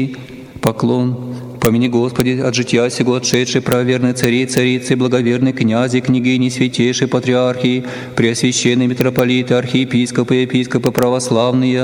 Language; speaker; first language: Russian; native; Russian